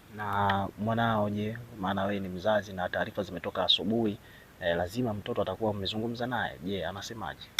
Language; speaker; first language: Swahili; native; Swahili